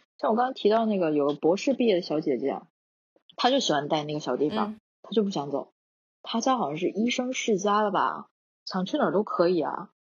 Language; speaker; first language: Chinese; non-native, local second language; Korean